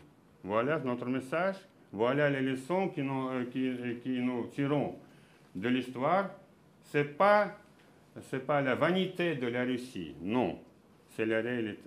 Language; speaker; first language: French; non-native, fluent; Russian